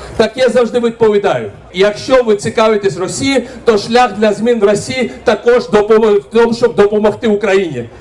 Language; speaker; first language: Ukrainian; non-native, fluent; Georgian